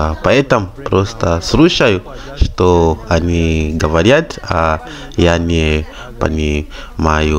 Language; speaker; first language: Russian; non-native, fluent; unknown